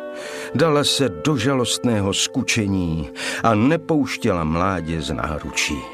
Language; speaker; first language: Czech; native; Czech